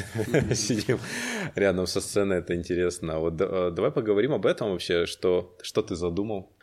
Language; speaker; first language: Russian; non-native, fluent; Spanish